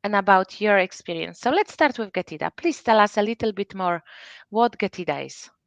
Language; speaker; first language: English; non-native, fluent; Polish